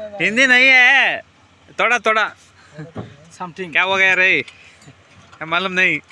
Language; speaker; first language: Hindi; non-native, learner; Kannada